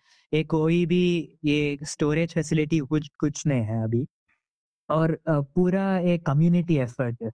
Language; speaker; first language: Hindi; non-native, local second language; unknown